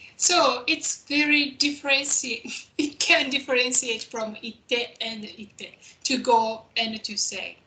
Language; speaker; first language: English; non-native, fluent; Japanese